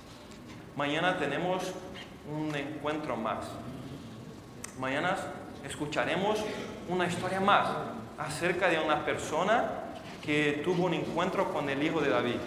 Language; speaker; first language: Spanish; non-native, fluent; Portuguese